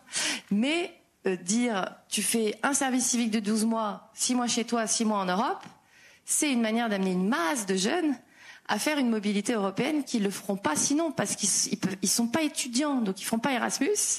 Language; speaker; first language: French; native; French